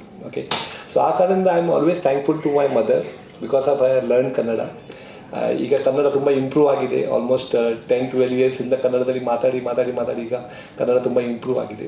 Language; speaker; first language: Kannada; non-native, local second language; Tulu